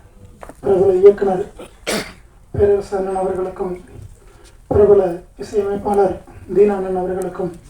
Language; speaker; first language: Tamil; native; Tamil